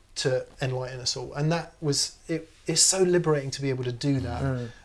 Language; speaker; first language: English; native; English